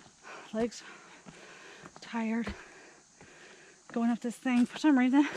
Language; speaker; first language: English; native; English